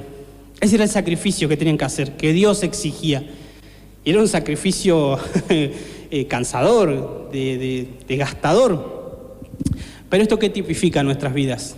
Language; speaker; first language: Spanish; native; Spanish